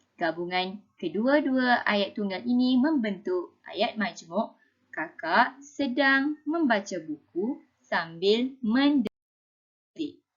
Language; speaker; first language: Malay; native; Malay